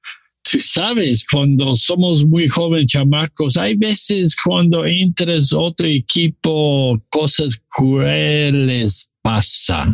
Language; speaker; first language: Spanish; non-native, learner; English